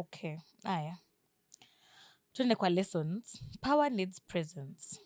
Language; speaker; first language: English; non-native, local second language; Swahili